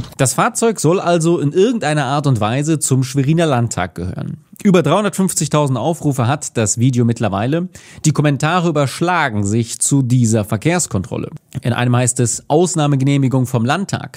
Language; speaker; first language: German; native; German